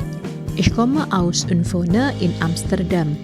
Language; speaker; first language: German; non-native, fluent; Indonesian